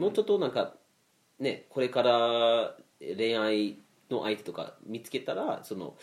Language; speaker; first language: Japanese; non-native, fluent; Swedish